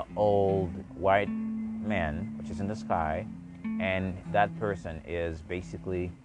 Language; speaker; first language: English; non-native, fluent; Haitian Creole